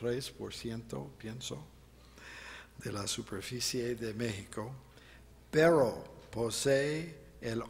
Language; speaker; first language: Spanish; non-native, fluent; English